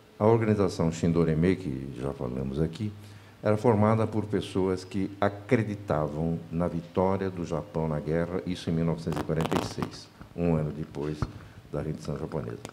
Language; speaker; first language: Portuguese; native; Portuguese